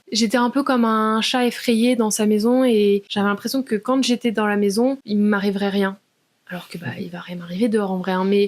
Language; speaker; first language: French; native; French